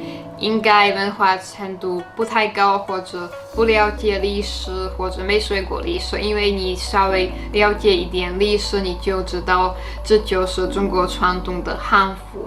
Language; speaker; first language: Chinese; non-native, fluent; Slovak